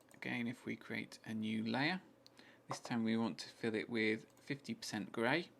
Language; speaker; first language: English; native; English